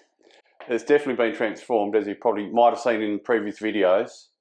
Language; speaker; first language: English; native; English